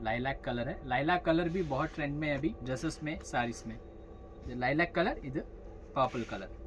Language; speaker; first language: Hindi; non-native, local second language; Tamil